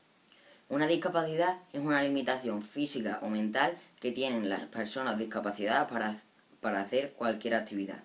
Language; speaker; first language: Spanish; native; Spanish